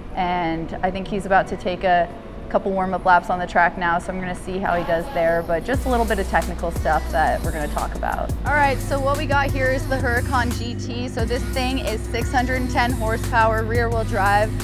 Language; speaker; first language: English; native; English